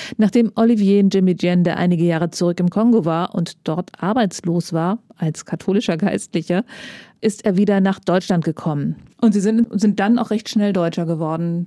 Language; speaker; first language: German; native; German